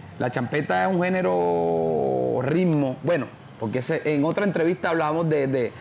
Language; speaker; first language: Spanish; native; Spanish